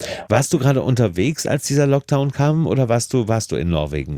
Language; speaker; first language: German; native; German